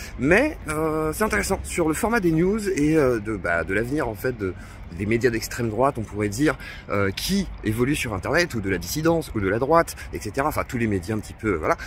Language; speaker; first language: French; native; French